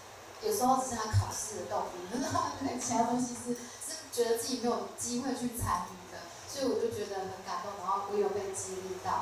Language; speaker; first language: Chinese; native; Chinese